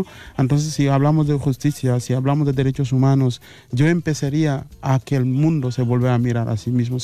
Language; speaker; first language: Spanish; non-native, fluent; Wolof